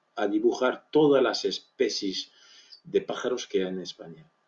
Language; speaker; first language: Spanish; early bilingual, other home language; French